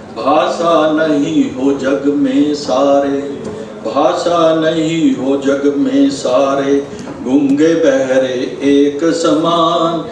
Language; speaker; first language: Hindi; native; Hindi